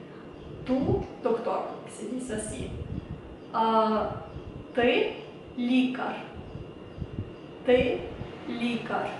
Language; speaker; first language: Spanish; non-native, fluent; Ukrainian